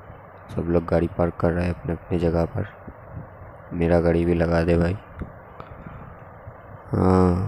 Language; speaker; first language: Hindi; non-native, local second language; Bangla